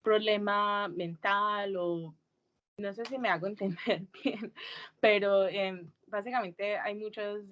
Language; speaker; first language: Spanish; early bilingual, heritage; English